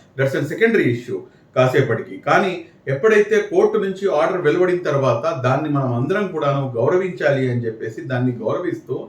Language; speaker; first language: Telugu; non-native, local second language; Urdu